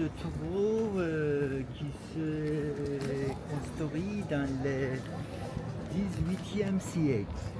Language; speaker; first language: French; non-native, fluent; Turkish